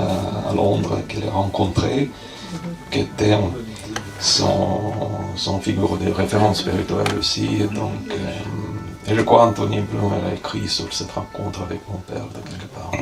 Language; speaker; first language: French; non-native, fluent; Russian